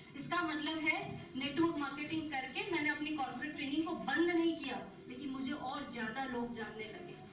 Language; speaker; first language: Hindi; non-native, local second language; Gujarati